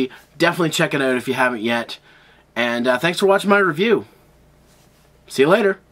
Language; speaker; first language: English; native; English